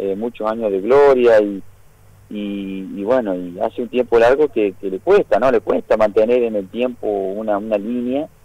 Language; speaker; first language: Spanish; native; Spanish